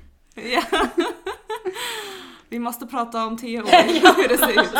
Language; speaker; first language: Swedish; non-native, fluent; German